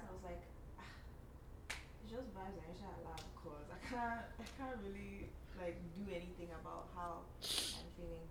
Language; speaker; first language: English; non-native, local second language; Yoruba